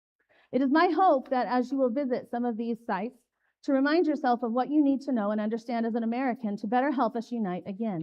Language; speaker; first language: English; native; English